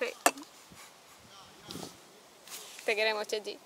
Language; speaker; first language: Spanish; native; Spanish